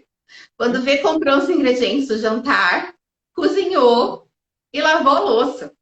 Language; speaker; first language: Portuguese; native; Portuguese